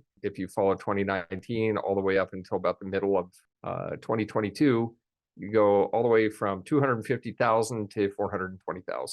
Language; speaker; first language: English; native; English